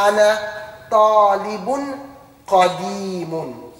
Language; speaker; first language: Arabic; non-native, fluent; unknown